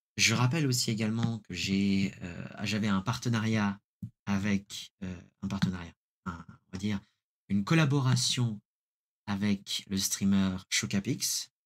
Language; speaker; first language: French; native; French